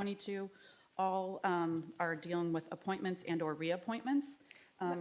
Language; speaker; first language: English; native; English